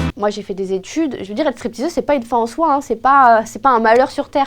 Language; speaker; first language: French; native; French